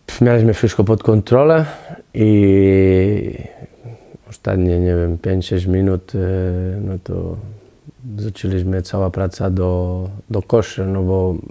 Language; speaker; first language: Polish; non-native, learner; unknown